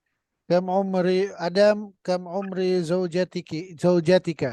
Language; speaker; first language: Arabic; non-native, learner; Indonesian